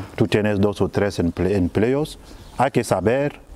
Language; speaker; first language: Spanish; non-native, fluent; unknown